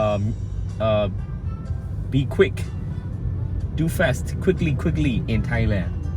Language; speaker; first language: English; non-native, learner; Burmese